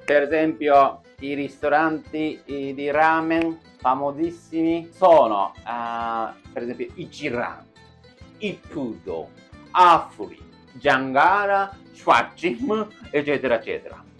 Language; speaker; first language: Italian; non-native, fluent; Japanese